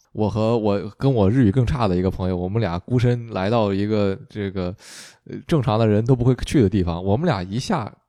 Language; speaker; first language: Chinese; native; Chinese